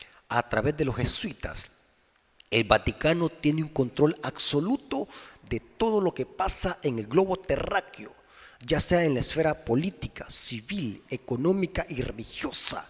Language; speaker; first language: Spanish; native; Spanish